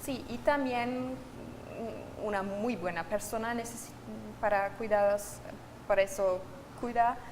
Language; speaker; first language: Spanish; non-native, fluent; German